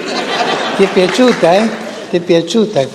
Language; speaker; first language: Italian; non-native, fluent; Spanish